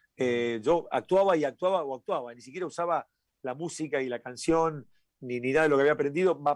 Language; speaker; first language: Spanish; native; Spanish